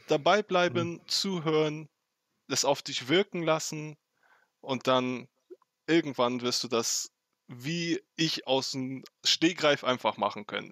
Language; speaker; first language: German; native; German